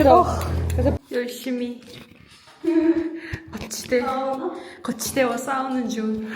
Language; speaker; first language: Korean; non-native, local second language; Mongolian